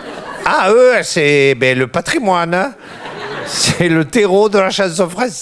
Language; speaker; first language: French; native; French